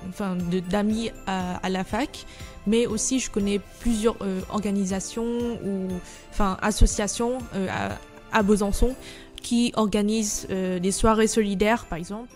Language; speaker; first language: French; non-native, fluent; Vietnamese